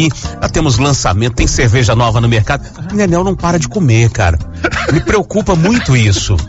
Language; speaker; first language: Portuguese; native; Portuguese